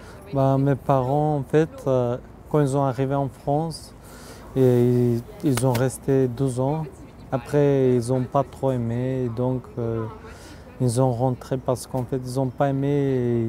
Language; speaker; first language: French; non-native, fluent; Bulgarian